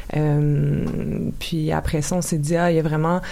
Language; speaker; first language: French; native; French